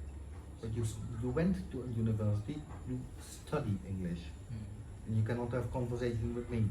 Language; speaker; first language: English; non-native, fluent; Dutch